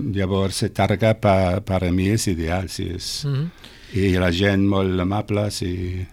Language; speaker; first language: Catalan; non-native, learner; English